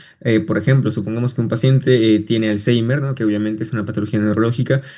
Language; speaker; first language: Spanish; native; Spanish